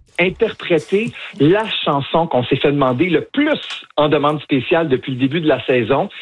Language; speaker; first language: French; native; French